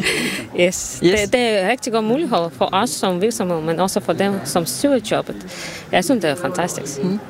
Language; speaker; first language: Danish; non-native, learner; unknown